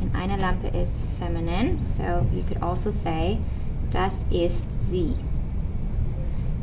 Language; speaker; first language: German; non-native, fluent; English